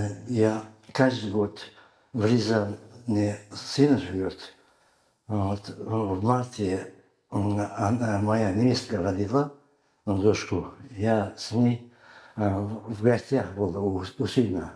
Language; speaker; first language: Russian; non-native, learner; Uzbek